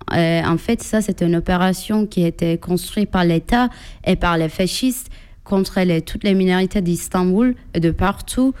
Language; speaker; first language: French; non-native, fluent; Turkish